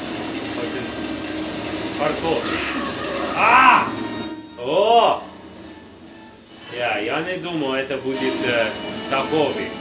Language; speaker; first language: Russian; non-native, learner; English